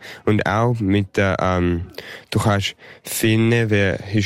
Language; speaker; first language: German; early bilingual, heritage; English